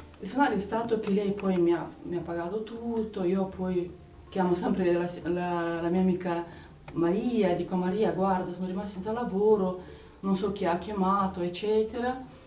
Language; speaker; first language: Italian; non-native, fluent; Romanian